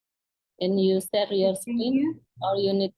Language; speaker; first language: English; non-native, fluent; Indonesian